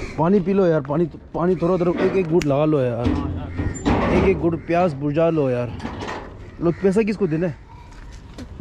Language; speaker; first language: Hindi; non-native, local second language; Tibetan